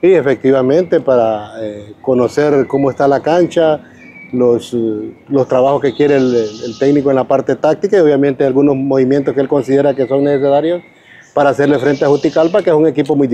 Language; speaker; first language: Spanish; native; Spanish